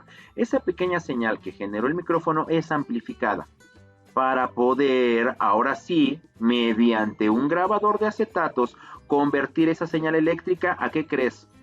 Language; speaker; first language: Spanish; native; Spanish